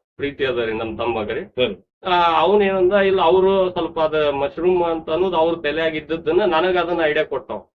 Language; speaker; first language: Kannada; non-native, local second language; Telugu